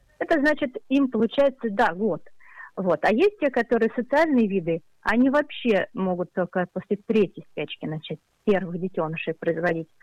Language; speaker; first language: Russian; native; Russian